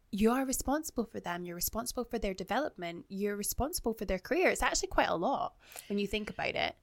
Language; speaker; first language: English; native; English